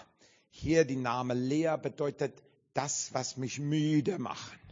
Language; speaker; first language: German; non-native, learner; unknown